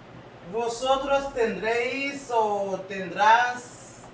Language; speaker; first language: Spanish; non-native, learner; Haitian Creole